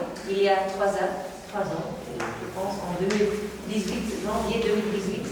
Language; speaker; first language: French; non-native, local second language; Dutch